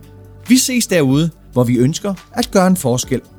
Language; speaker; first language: Danish; native; Danish